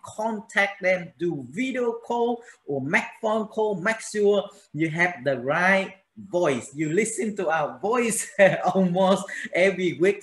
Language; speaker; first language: English; non-native, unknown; Vietnamese